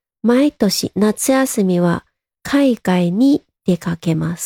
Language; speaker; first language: Japanese; non-native, fluent; Chinese